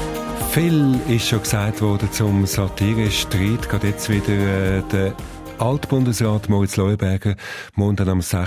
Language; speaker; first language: German; native; German